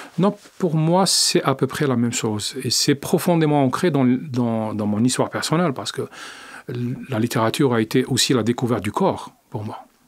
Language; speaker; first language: French; non-native, local second language; Arabic